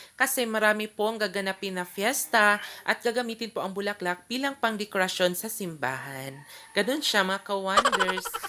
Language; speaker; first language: Filipino; non-native, local second language; Cebuano